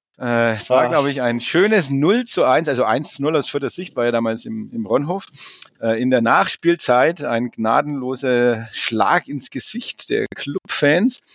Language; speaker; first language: German; native; German